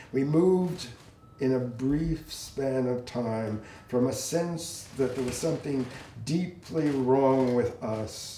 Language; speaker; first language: English; native; English